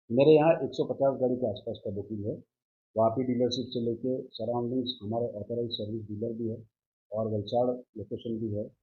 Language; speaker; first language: Hindi; non-native, local second language; Gujarati